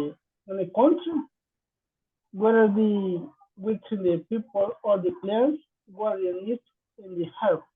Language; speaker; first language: English; non-native, learner; Spanish